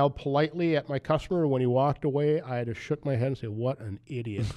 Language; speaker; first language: English; native; English